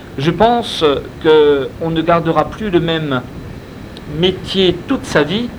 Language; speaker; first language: French; non-native, fluent; Spanish